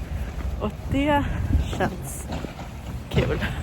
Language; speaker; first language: Swedish; non-native, fluent; English